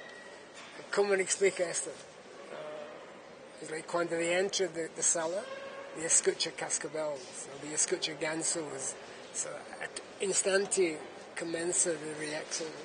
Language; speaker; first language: Spanish; non-native, learner; English